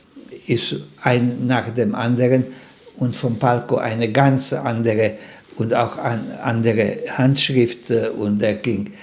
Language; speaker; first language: German; non-native, fluent; Slovak